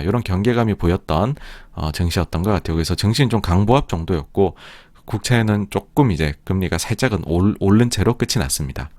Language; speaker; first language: Korean; native; Korean